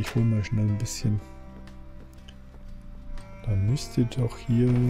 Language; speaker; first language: German; native; German